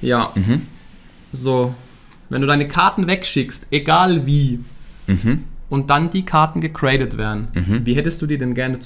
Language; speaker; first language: German; native; German